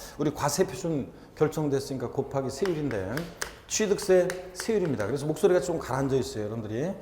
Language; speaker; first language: Korean; native; Korean